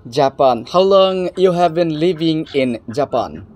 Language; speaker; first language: English; non-native, fluent; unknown